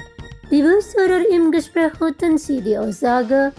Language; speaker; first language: German; non-native, fluent; Indonesian